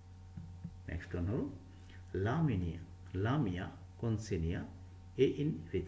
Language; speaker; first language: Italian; non-native, fluent; Bangla